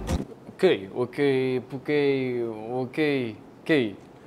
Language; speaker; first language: Chinese; non-native, learner; French